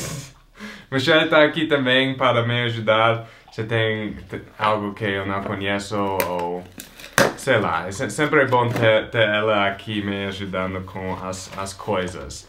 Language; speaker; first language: Portuguese; non-native, fluent; English